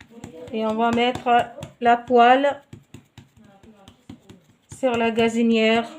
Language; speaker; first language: French; non-native, local second language; Arabic